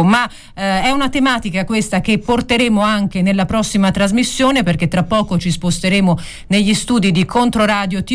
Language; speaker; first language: Italian; native; Italian